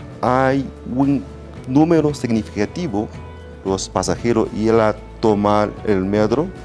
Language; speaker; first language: Spanish; non-native, learner; Chinese